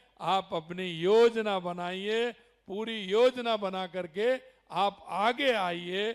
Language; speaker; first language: Hindi; native; Hindi